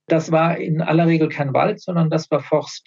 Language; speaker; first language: German; native; German